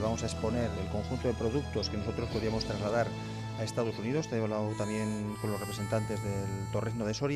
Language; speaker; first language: Spanish; native; Spanish